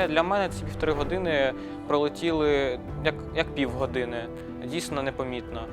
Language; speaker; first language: Ukrainian; native; Ukrainian